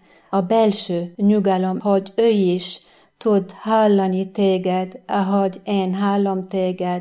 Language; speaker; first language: Hungarian; non-native, fluent; Arabic